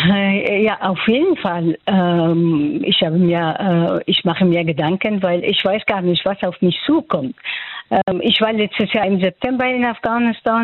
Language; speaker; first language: German; non-native, fluent; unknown